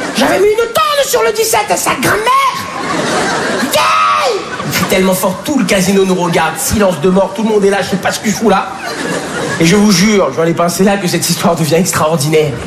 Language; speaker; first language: French; native; French